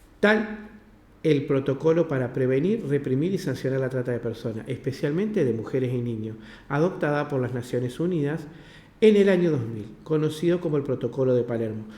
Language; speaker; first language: Spanish; native; Spanish